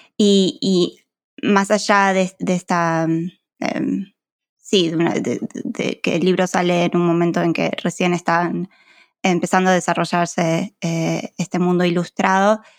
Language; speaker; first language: Spanish; native; Spanish